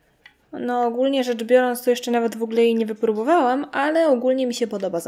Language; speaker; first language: Polish; native; Polish